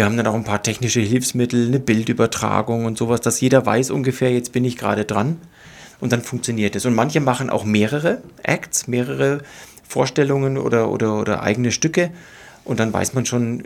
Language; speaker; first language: German; native; German